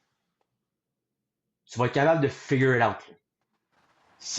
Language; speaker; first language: French; native; French